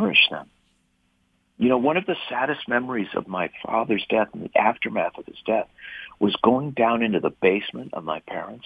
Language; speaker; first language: English; native; English